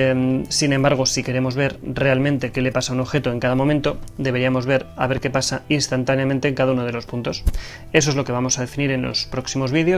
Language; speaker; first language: Spanish; native; Spanish